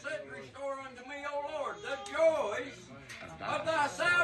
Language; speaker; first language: English; native; English